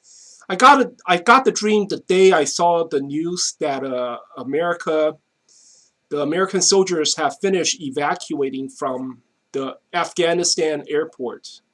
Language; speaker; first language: English; non-native, fluent; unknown